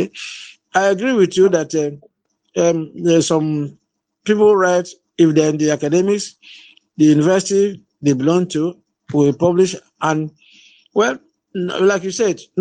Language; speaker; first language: English; non-native, local second language; Igbo